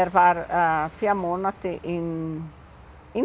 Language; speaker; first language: German; non-native, local second language; Portuguese